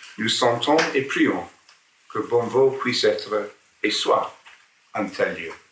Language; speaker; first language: French; non-native, fluent; English